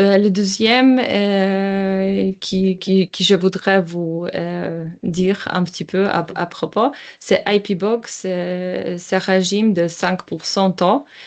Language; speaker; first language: French; non-native, learner; Polish